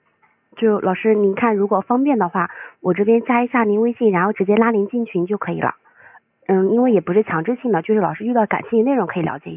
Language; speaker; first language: Chinese; native; Chinese